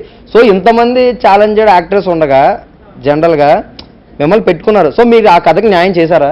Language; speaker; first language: Telugu; native; Telugu